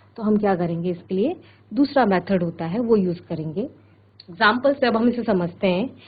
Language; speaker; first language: Hindi; native; Hindi